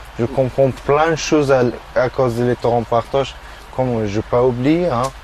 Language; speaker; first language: French; non-native, learner; Persian